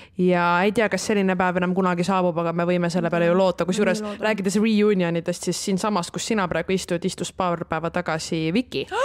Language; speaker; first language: Estonian; native; Estonian